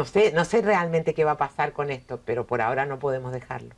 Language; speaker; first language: Spanish; native; Spanish